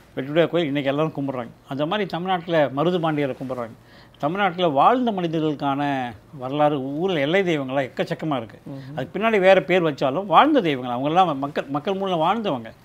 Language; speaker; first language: Tamil; native; Tamil